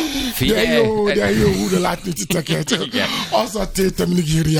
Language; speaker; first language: Hungarian; non-native, fluent; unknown